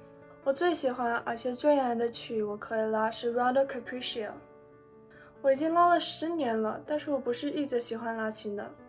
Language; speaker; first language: Chinese; early bilingual, heritage; Chinese